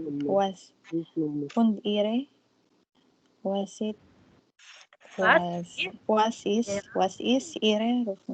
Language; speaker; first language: German; non-native, learner; Filipino